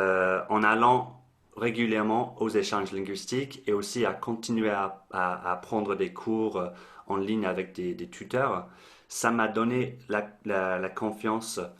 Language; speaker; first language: French; non-native, fluent; English